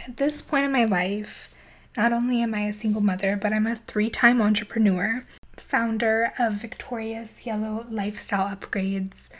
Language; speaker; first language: English; native; English